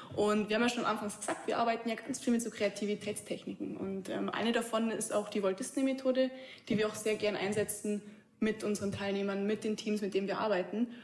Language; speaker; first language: German; native; German